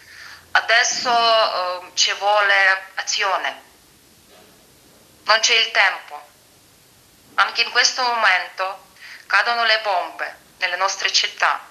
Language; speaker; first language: Italian; non-native, fluent; Ukrainian